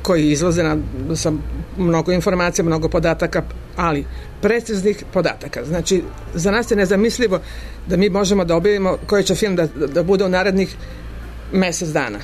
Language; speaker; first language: Serbian; native; Serbian